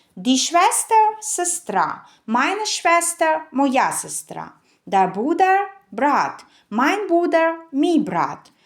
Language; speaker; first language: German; non-native, fluent; Ukrainian